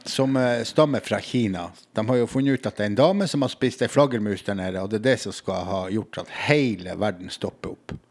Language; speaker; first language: Norwegian; native; Norwegian